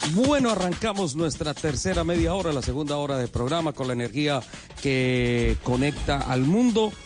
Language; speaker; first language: Spanish; native; Spanish